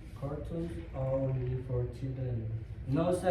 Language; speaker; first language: English; non-native, learner; Indonesian